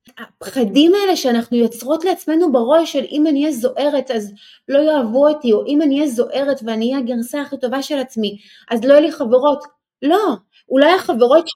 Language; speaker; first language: Hebrew; early bilingual, other home language; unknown